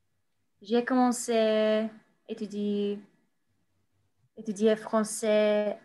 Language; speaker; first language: French; non-native, learner; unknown